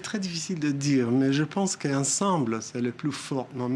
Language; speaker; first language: French; non-native, fluent; Hebrew